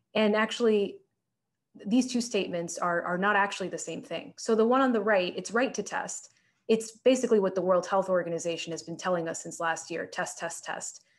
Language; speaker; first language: English; native; English